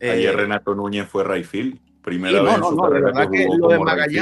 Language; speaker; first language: Spanish; native; Spanish